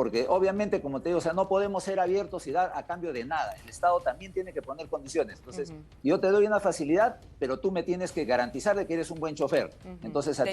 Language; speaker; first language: Spanish; native; Spanish